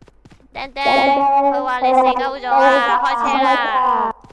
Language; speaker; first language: Chinese; native; Chinese